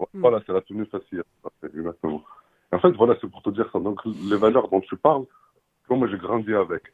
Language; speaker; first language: French; non-native, local second language; Arabic